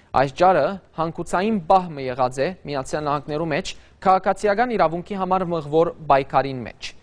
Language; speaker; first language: Armenian; early bilingual, heritage; Armenian